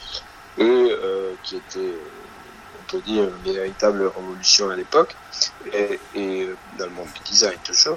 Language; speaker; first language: French; non-native, fluent; Spanish